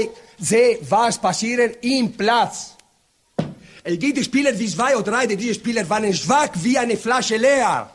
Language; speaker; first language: German; non-native, learner; Italian